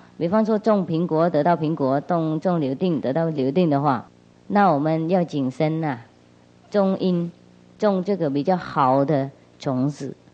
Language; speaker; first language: Chinese; non-native, fluent; Vietnamese